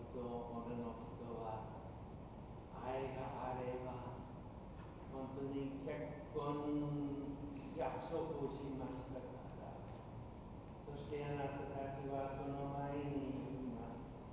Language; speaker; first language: Japanese; non-native, fluent; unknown